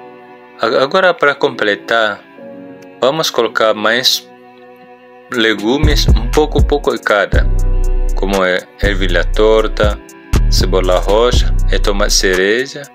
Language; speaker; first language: Portuguese; non-native, learner; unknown